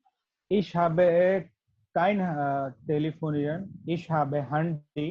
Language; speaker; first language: German; non-native, learner; Gujarati